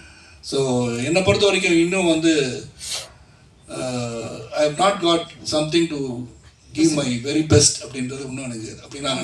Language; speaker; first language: Tamil; native; Tamil